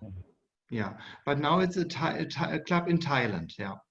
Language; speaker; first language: English; non-native, fluent; German